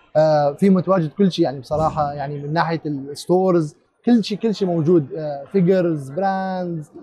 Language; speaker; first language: Arabic; native; Arabic